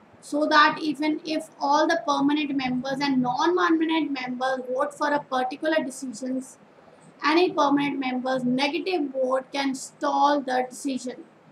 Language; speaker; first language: Hindi; non-native, local second language; Punjabi